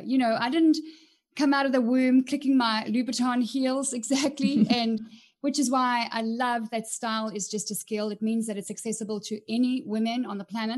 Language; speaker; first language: English; native; English